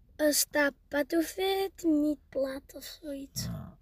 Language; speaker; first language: Dutch; early bilingual, heritage; Spanish